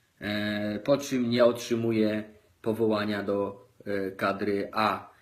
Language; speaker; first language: Polish; native; Polish